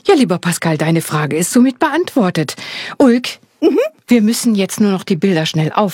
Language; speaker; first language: German; native; German